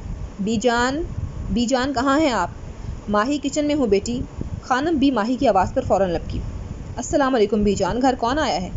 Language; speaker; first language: Urdu; native; Urdu